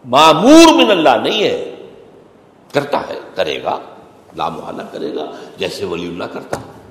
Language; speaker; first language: Urdu; native; Urdu